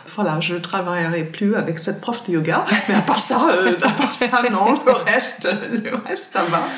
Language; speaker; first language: French; non-native, fluent; English